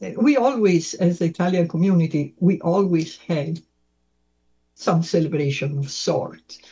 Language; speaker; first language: English; non-native, fluent; Italian